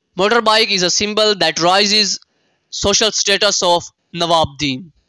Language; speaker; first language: English; non-native, local second language; Urdu